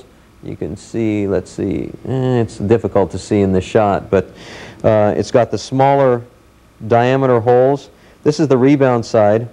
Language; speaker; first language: English; native; English